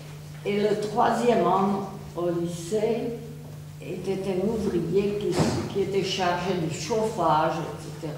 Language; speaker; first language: French; non-native, fluent; Czech